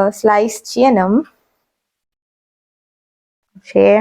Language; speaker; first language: Malayalam; non-native, learner; Kannada